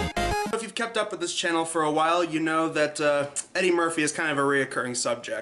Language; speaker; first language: English; native; English